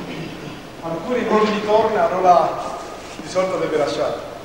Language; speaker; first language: Italian; non-native, learner; Japanese